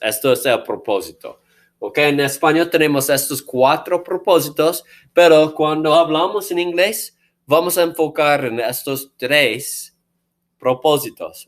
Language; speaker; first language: Spanish; non-native, fluent; English